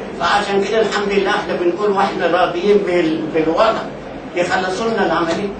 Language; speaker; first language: Egyptian Arabic; non-native, local second language; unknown